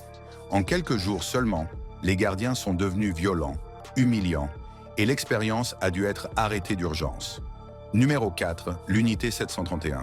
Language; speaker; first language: French; native; French